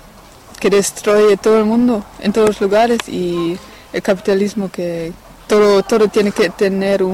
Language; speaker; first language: Spanish; non-native, fluent; French